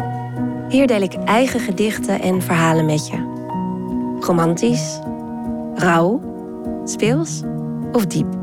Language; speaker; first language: Dutch; native; Dutch